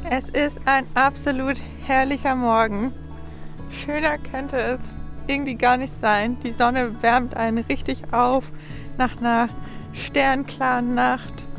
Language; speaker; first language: German; native; German